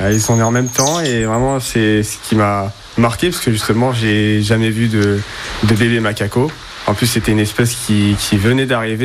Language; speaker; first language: French; native; French